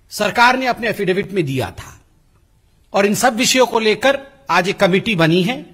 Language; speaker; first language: Hindi; non-native, local second language; Odia